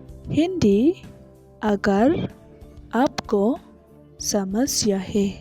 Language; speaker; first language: Hindi; non-native, local second language; Khasi